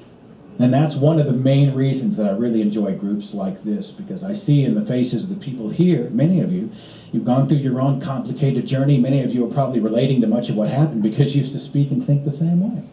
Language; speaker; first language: English; native; English